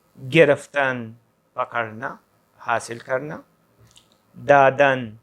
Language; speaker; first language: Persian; non-native, fluent; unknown